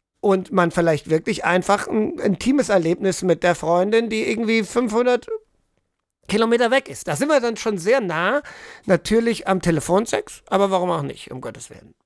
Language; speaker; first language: German; native; German